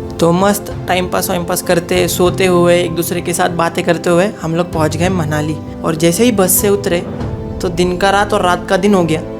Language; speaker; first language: Hindi; non-native, local second language; Marathi